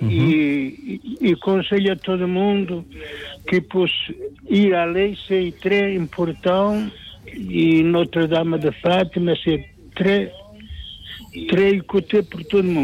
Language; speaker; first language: French; non-native, learner; Portuguese